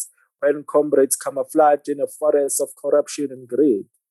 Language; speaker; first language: English; non-native, local second language; Zulu